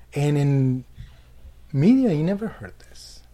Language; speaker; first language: English; non-native, fluent; Persian